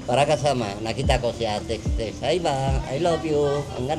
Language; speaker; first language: Filipino; non-native, learner; Spanish